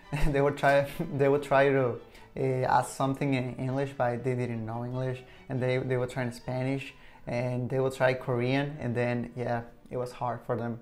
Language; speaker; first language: English; non-native, fluent; Spanish